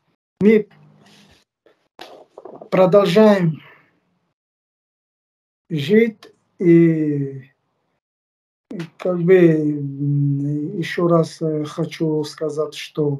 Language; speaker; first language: Russian; non-native, fluent; Georgian